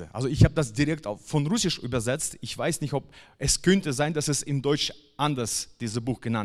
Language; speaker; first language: German; non-native, fluent; Russian